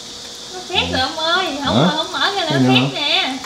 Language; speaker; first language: Vietnamese; native; Vietnamese